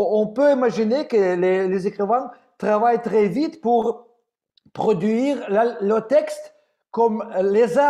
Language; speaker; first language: French; non-native, fluent; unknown